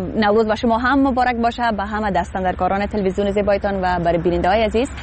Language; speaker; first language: Persian; native; Persian